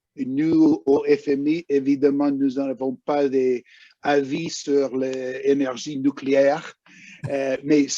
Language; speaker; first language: French; non-native, fluent; English